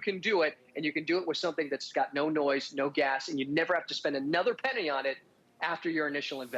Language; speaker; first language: English; native; English